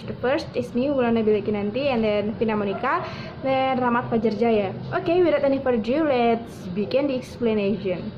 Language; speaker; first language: English; non-native, learner; Indonesian